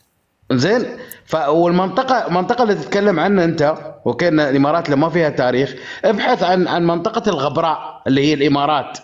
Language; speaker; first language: Arabic; native; Arabic